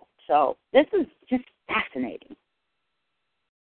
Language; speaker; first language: English; native; English